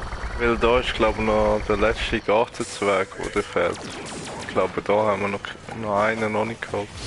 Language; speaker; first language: German; native; German